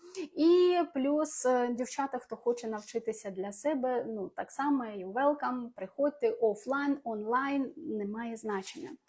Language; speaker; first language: Ukrainian; non-native, local second language; Russian